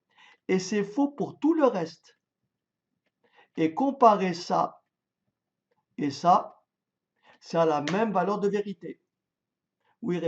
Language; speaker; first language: French; native; French